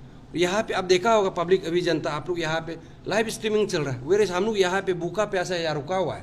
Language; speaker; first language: Hindi; non-native, local second language; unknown